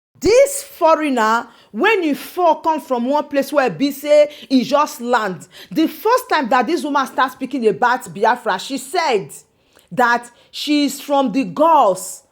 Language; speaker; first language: Nigerian Pidgin; non-native, local second language; Igbo